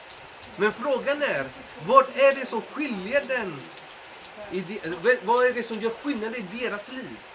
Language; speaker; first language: Swedish; non-native, fluent; Spanish